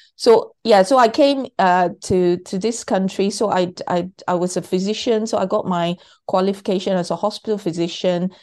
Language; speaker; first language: English; non-native, local second language; Cantonese